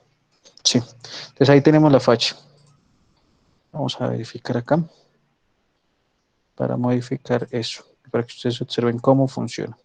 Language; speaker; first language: Spanish; native; Spanish